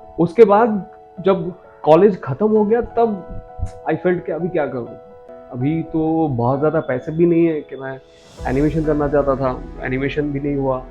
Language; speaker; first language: Hindi; non-native, local second language; Bangla